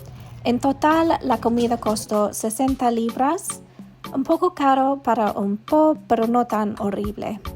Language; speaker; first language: Spanish; non-native, learner; English